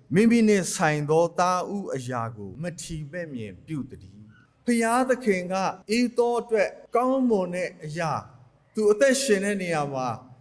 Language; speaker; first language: Burmese; non-native, local second language; Lahu